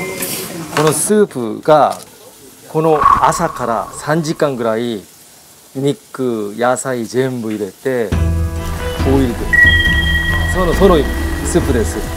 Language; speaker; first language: Japanese; non-native, fluent; Korean